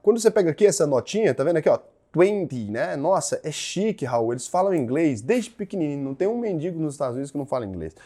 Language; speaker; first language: Portuguese; native; Portuguese